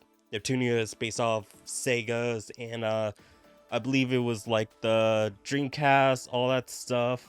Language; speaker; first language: English; native; English